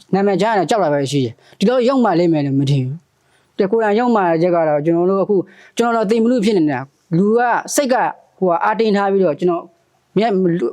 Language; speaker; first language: Burmese; non-native, local second language; Karen languages